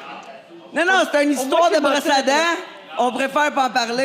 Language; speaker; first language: French; native; French